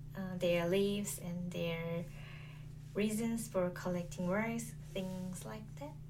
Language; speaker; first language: English; non-native, learner; Korean